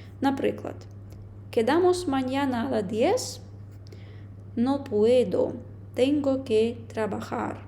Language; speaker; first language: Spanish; non-native, fluent; Ukrainian